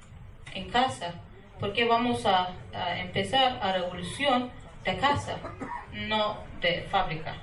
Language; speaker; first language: Spanish; non-native, learner; Kurdish